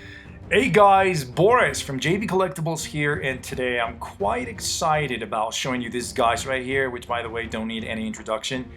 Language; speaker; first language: English; non-native, fluent; Spanish